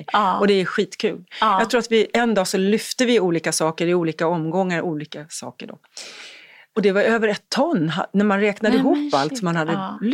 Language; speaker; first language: Swedish; native; Swedish